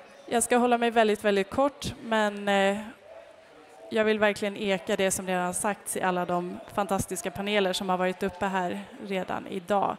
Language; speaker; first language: Swedish; native; Swedish